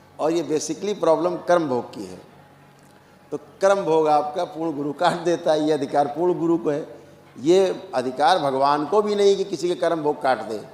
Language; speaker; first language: Hindi; native; Hindi